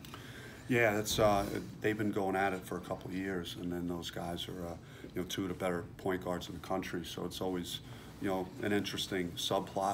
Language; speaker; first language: English; native; English